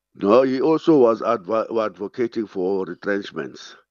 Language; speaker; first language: English; non-native, local second language; Xhosa